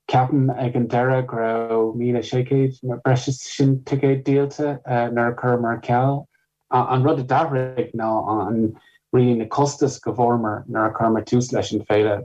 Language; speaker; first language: Irish; non-native, local second language; English